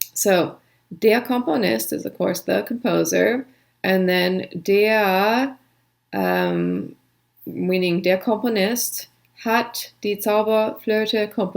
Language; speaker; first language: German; non-native, fluent; English